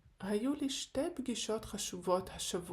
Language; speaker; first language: Hebrew; non-native, fluent; Ukrainian